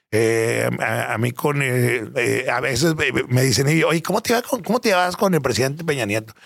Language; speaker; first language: Spanish; native; Spanish